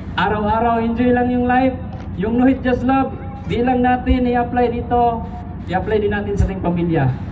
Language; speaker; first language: Filipino; non-native, local second language; Cebuano